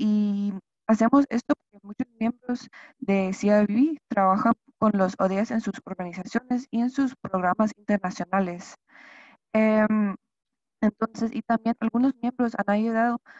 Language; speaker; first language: Spanish; non-native, fluent; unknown